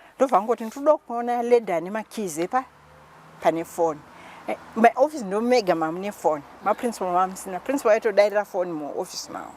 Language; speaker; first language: Shona; native; Shona